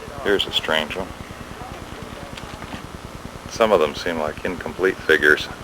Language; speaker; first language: English; native; English